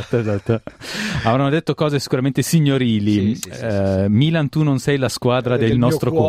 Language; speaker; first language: Italian; native; Italian